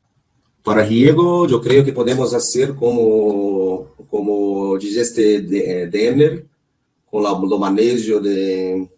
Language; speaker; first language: Spanish; non-native, learner; Portuguese